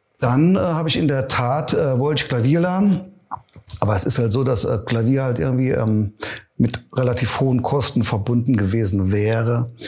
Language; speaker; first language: German; native; German